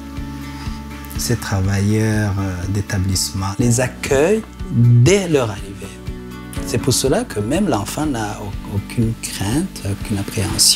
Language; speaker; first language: French; non-native, local second language; Rundi